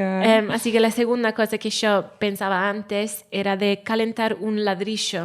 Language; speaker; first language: Spanish; non-native, learner; Welsh